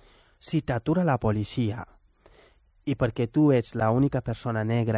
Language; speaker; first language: Catalan; non-native, fluent; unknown